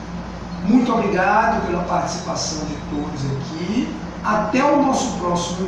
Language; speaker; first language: Portuguese; native; Portuguese